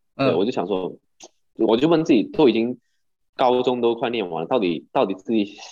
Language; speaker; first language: Chinese; non-native, local second language; Cantonese